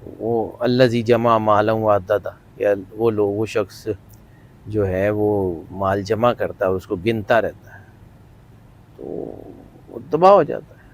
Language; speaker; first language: Urdu; non-native, local second language; Punjabi